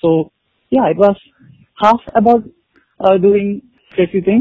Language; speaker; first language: English; non-native, local second language; Malayalam